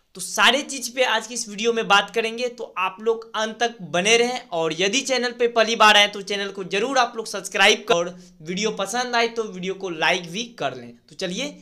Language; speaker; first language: Hindi; native; Hindi